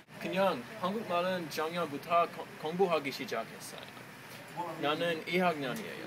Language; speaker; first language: Korean; non-native, learner; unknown